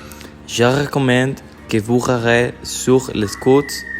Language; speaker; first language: French; non-native, learner; Spanish